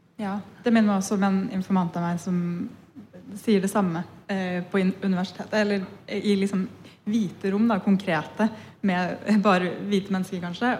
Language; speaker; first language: Norwegian; early bilingual, other home language; Punjabi